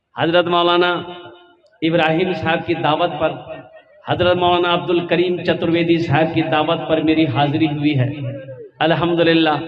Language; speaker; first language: Hindi; non-native, local second language; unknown